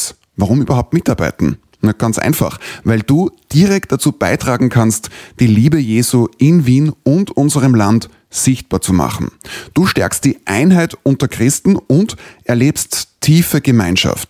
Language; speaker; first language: German; native; German